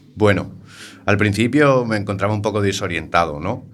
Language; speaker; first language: Spanish; native; Spanish